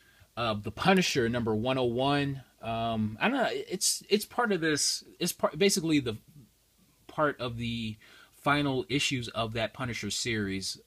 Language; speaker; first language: English; native; English